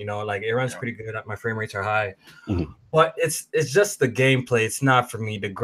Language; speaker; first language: English; native; English